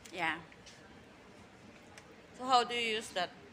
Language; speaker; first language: English; non-native, local second language; Filipino